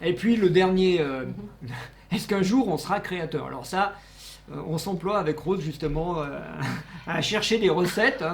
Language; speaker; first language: French; native; French